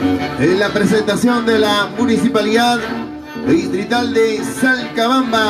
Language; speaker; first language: Spanish; native; Spanish